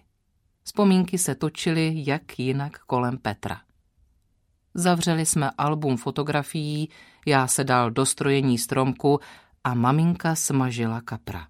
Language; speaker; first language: Czech; native; Czech